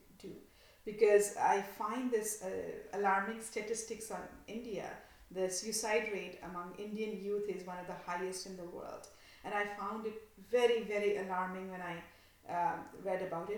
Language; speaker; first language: English; non-native, local second language; Bangla